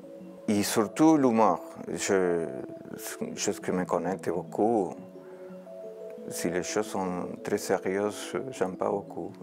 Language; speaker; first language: French; non-native, fluent; Spanish